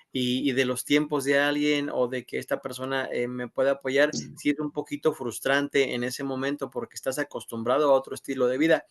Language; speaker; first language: Spanish; native; Spanish